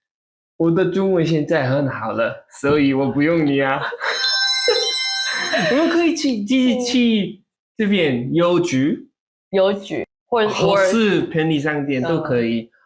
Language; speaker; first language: Chinese; non-native, learner; Korean